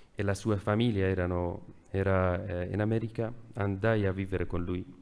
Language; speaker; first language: Italian; non-native, fluent; Persian